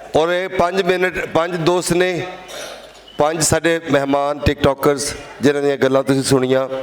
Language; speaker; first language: Punjabi; native; Punjabi